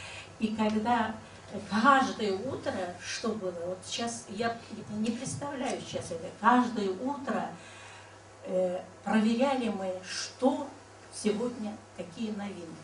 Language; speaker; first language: Russian; non-native, local second language; Karachay-Balkar